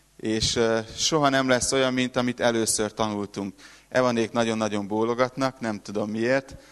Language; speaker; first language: Hungarian; native; Hungarian